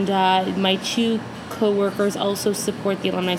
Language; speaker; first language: English; native; English